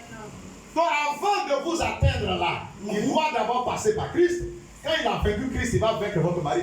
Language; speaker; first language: French; non-native, local second language; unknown